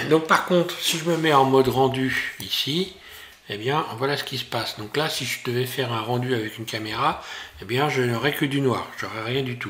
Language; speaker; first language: French; native; French